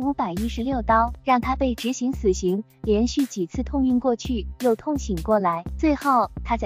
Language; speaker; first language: Chinese; native; Chinese